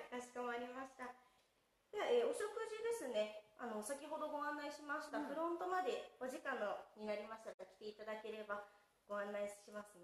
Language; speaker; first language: Japanese; native; Japanese